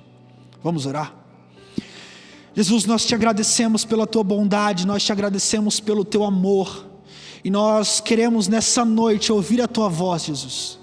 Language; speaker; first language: Portuguese; native; Portuguese